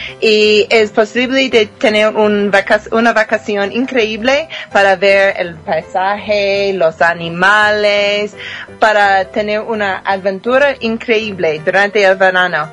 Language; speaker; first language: Spanish; non-native, fluent; English